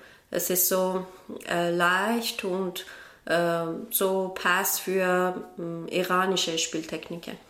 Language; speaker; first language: German; non-native, learner; Persian